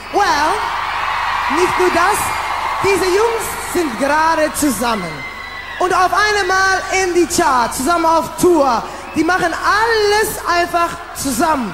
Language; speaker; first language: German; non-native, learner; English